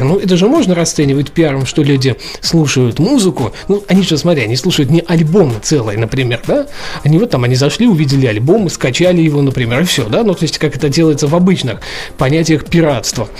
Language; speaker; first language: Russian; native; Russian